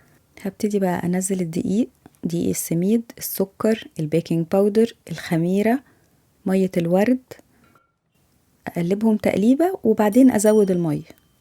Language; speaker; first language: Arabic; native; Arabic